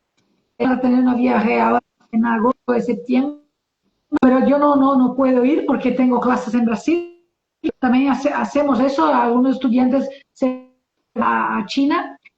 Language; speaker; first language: Spanish; non-native, learner; Portuguese